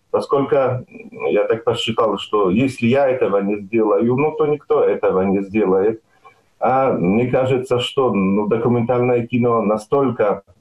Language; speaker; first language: Russian; non-native, fluent; Belarusian